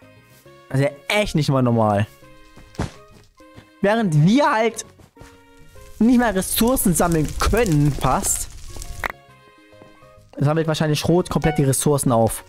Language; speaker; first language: German; native; German